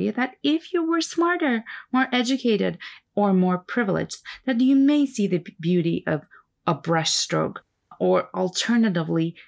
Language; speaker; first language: English; non-native, fluent; Turkish